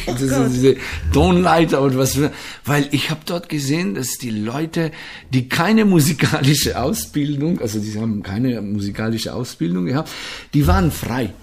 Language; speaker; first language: German; non-native, fluent; Slovenian